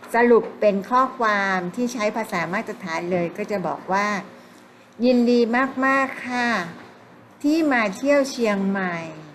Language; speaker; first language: Thai; native; Thai